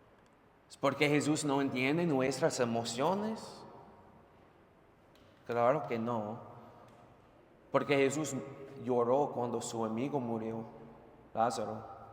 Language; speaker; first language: Spanish; non-native, fluent; English